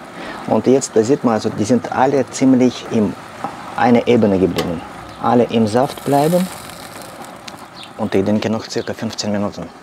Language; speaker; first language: German; non-native, learner; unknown